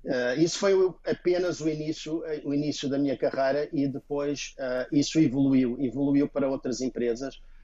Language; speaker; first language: Portuguese; native; Portuguese